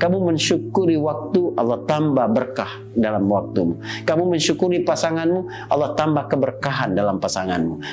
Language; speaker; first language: Indonesian; native; Indonesian